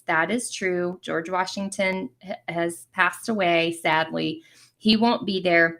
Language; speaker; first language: English; native; English